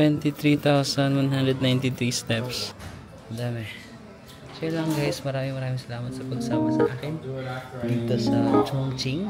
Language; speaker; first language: Filipino; non-native, local second language; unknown